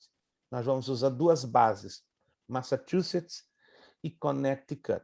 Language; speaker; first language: Portuguese; native; Portuguese